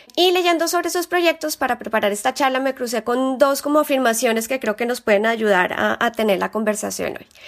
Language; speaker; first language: Spanish; native; Spanish